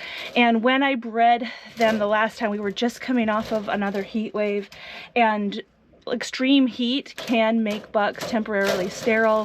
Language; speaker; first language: English; native; English